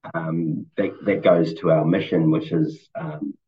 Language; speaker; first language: English; native; English